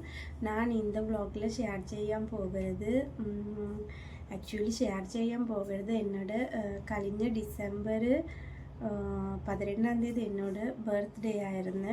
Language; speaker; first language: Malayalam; non-native, learner; Tamil